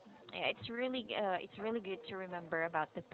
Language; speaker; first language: English; non-native, fluent; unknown